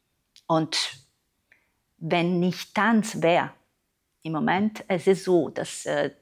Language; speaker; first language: German; non-native, fluent; Italian